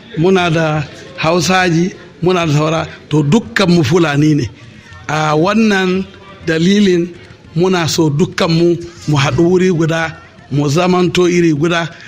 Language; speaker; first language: Hausa; non-native, local second language; Fula